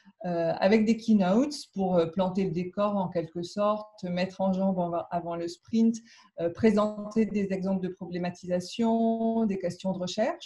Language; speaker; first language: French; native; French